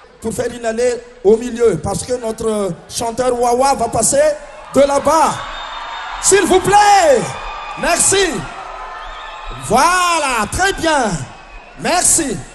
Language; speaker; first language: French; non-native, local second language; Malagasy